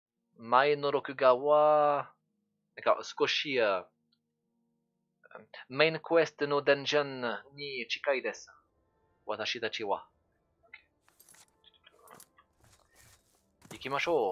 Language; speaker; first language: Japanese; non-native, learner; French